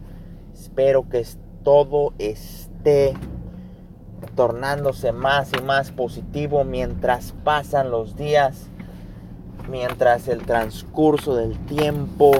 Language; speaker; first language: Spanish; early bilingual, heritage; Spanish